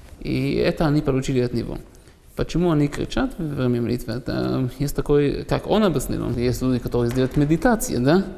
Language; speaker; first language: Russian; non-native, learner; Hebrew